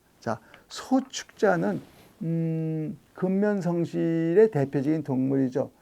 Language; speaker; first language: Korean; native; Korean